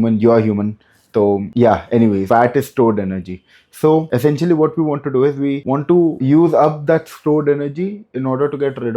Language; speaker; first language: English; non-native, local second language; Hindi